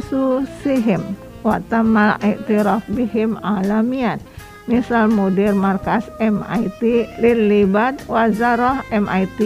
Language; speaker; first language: Arabic; non-native, fluent; Indonesian